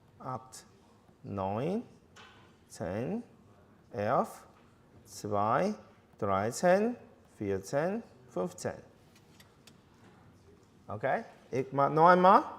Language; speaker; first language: German; non-native, learner; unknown